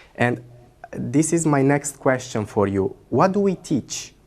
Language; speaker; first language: English; non-native, fluent; Romanian